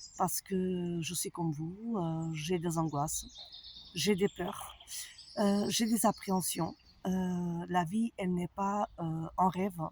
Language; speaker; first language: French; non-native, fluent; Portuguese